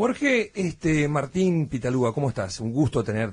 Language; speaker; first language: Spanish; native; Spanish